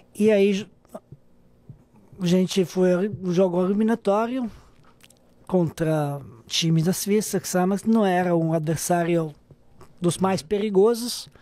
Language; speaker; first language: Portuguese; non-native, fluent; Serbian